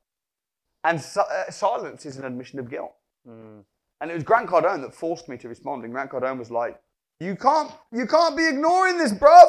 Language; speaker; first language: English; native; English